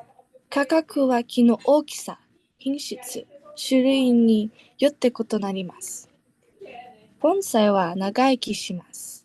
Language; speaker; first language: Japanese; non-native, learner; English